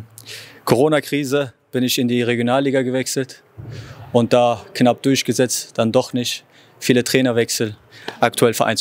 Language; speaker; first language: German; native; German